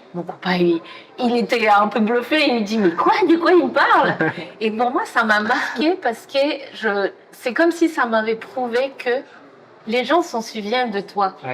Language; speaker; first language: French; non-native, fluent; Spanish